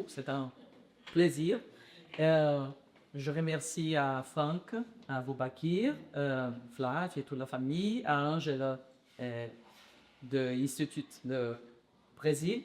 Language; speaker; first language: French; non-native, learner; Portuguese